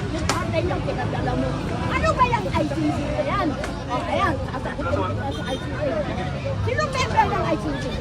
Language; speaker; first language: Filipino; non-native, local second language; Iloko